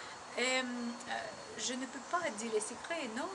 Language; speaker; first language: French; non-native, learner; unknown